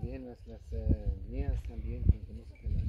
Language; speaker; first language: Spanish; non-native, learner; German